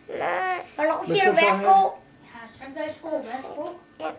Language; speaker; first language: Danish; non-native, learner; Filipino